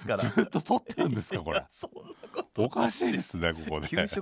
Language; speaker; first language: Japanese; native; Japanese